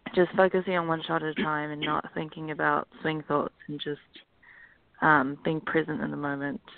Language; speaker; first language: English; native; English